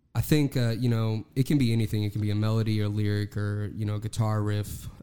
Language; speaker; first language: English; native; English